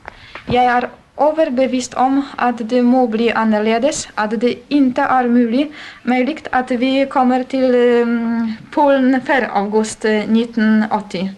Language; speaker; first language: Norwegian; non-native, fluent; Polish